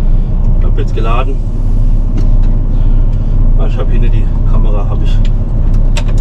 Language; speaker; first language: German; native; German